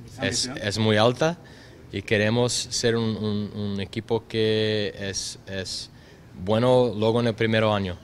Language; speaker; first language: Spanish; non-native, learner; Portuguese